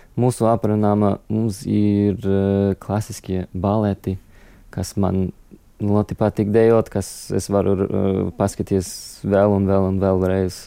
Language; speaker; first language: Latvian; non-native, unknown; English